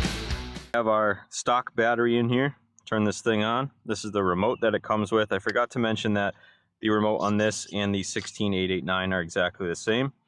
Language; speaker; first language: English; native; English